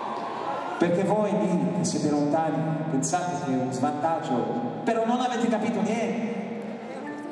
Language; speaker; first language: Italian; non-native, fluent; English